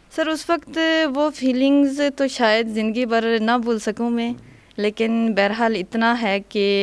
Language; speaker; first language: Urdu; non-native, local second language; Punjabi